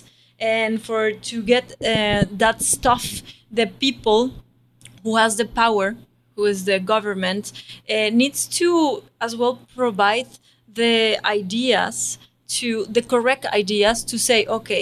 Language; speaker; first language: English; non-native, learner; Spanish